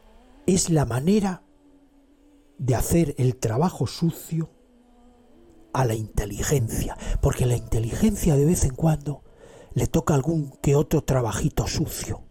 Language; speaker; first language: Spanish; native; Spanish